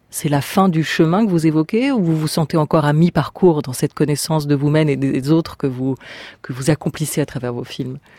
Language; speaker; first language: French; native; French